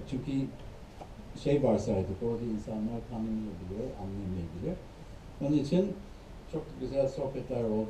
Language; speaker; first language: Turkish; non-native, fluent; English